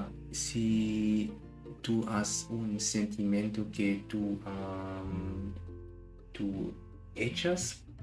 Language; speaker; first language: Spanish; non-native, learner; German